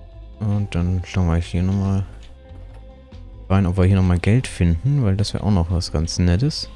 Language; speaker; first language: German; native; German